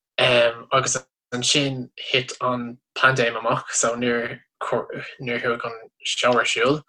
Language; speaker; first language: Irish; non-native, local second language; English